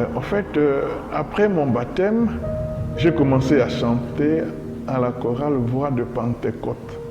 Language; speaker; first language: French; non-native, local second language; Lingala